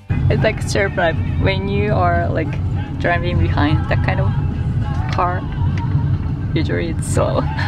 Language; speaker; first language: English; non-native, fluent; Japanese